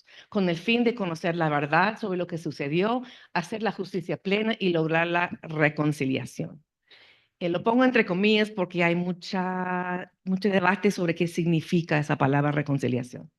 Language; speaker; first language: Spanish; non-native, fluent; English